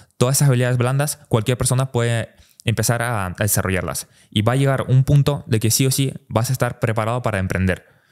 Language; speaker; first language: Spanish; early bilingual, other home language; Russian